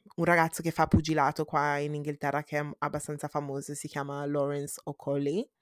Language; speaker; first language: Italian; early bilingual, heritage; Italian